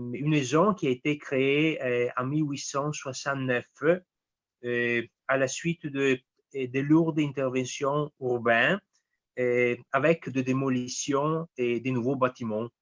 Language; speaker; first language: French; non-native, fluent; Italian